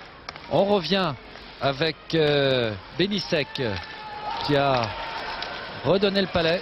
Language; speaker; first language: French; native; French